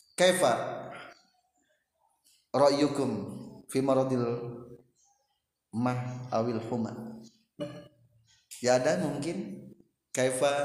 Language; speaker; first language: Arabic; non-native, fluent; Indonesian